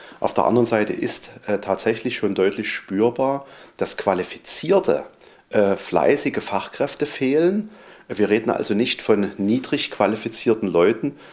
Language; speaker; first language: German; native; German